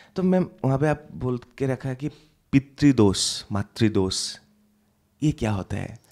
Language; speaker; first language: Hindi; non-native, local second language; Assamese